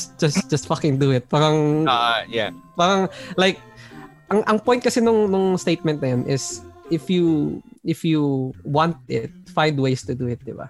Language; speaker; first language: English; non-native, local second language; Hiligaynon